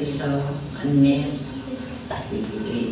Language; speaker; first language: French; non-native, learner; Nepali